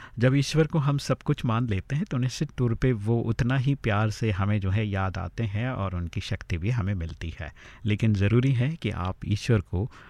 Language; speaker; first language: Hindi; native; Hindi